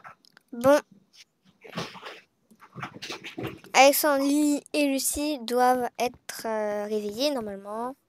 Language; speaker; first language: French; native; French